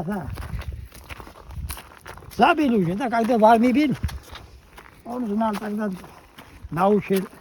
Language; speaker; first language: Russian; non-native, learner; Georgian